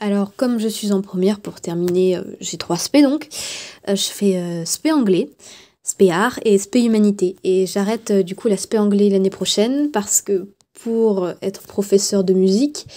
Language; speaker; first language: French; native; French